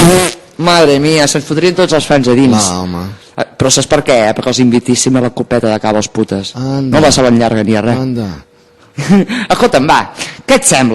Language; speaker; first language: Catalan; native; Catalan